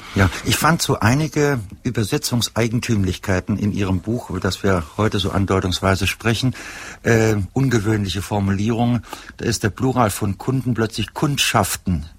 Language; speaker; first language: German; native; German